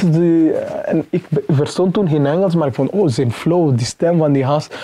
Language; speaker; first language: Dutch; non-native, fluent; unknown